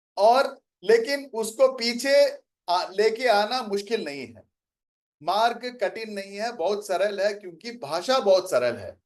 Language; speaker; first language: Hindi; non-native, local second language; Tamil